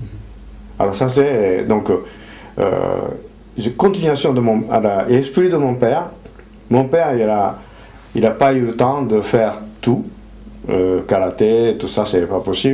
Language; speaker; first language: French; non-native, fluent; Japanese